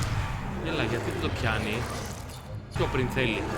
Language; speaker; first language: Greek; native; Greek